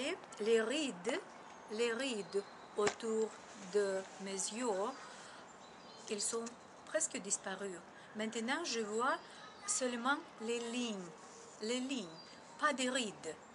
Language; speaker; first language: French; non-native, learner; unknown